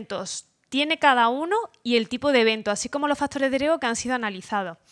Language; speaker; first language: Spanish; native; Spanish